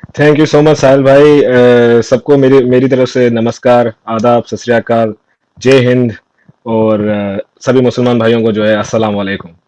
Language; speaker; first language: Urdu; non-native, local second language; Sindhi